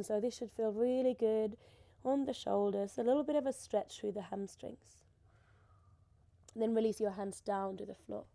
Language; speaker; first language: English; non-native, fluent; Finnish